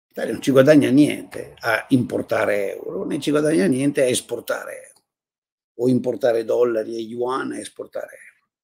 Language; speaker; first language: Italian; native; Italian